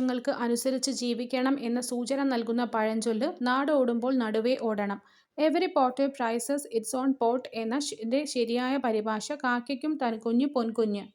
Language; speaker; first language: Malayalam; native; Malayalam